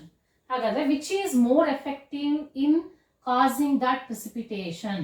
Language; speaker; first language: English; non-native, local second language; Kannada